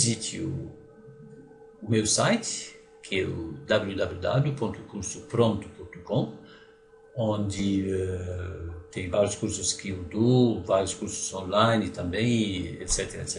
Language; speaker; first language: Portuguese; non-native, fluent; French